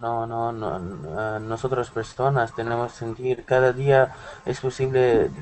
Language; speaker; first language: Spanish; non-native, learner; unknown